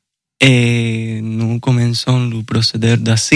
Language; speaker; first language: French; non-native, learner; Spanish